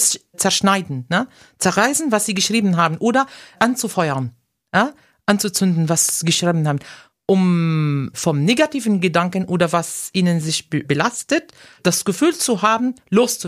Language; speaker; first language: German; non-native, fluent; Arabic